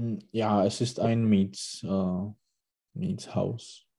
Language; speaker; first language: German; non-native, learner; Czech